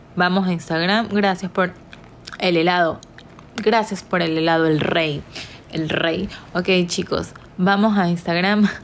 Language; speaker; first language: Spanish; native; Spanish